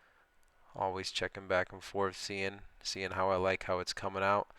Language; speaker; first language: English; native; English